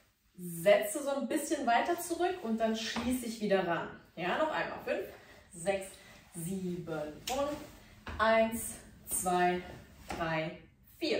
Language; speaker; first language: German; native; German